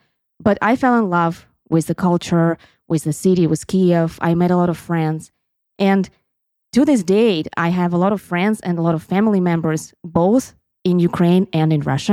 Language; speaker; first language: English; non-native, fluent; Russian